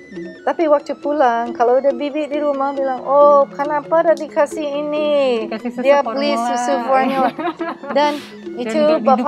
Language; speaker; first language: Indonesian; non-native, learner; English